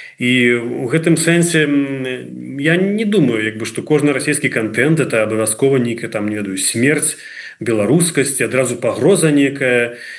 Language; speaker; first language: Belarusian; non-native, local second language; Russian